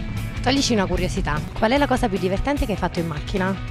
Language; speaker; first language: Italian; native; Italian